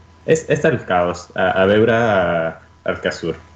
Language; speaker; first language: Catalan; non-native, fluent; Italian